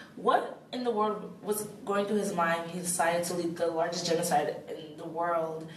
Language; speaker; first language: English; native; English